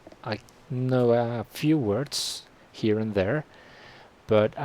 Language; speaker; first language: English; non-native, fluent; Spanish